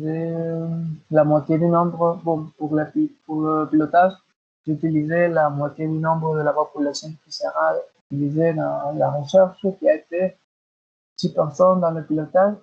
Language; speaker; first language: French; non-native, learner; Spanish